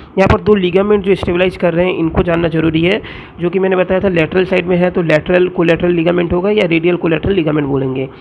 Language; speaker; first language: Hindi; non-native, local second language; Bangla